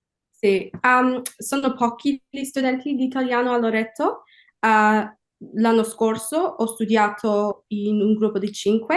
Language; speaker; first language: Italian; non-native, fluent; English